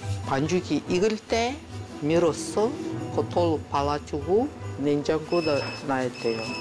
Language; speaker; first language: Korean; non-native, learner; Russian